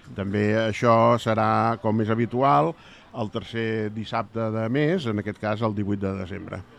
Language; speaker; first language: Catalan; native; Catalan